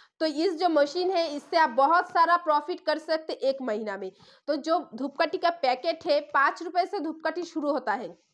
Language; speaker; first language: Hindi; non-native, local second language; Bangla